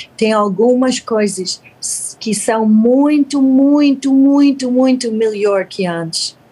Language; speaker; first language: Portuguese; non-native, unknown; English